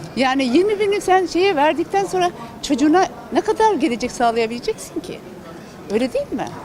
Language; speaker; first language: Turkish; native; Turkish